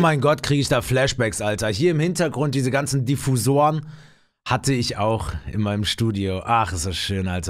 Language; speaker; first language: German; native; German